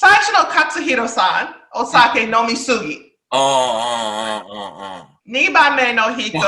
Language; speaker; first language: Japanese; non-native, learner; English